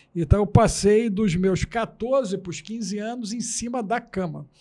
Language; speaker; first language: Portuguese; native; Portuguese